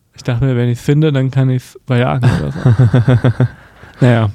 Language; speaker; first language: German; native; German